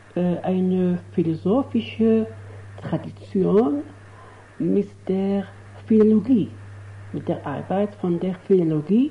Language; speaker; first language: German; non-native, fluent; Arabic